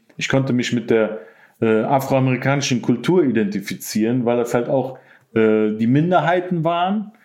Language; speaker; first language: German; native; German